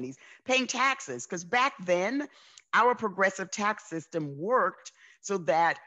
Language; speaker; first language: English; native; English